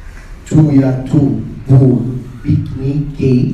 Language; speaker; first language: French; non-native, fluent; Arabic